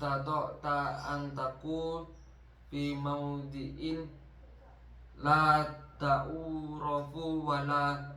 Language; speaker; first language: Arabic; non-native, learner; Indonesian